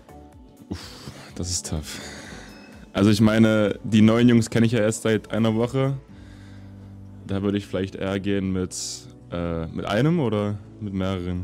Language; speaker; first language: German; native; German